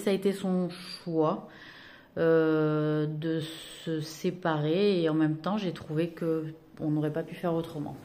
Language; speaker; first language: French; native; French